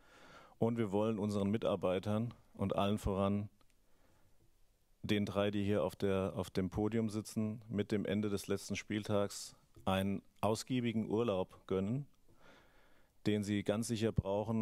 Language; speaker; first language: German; native; German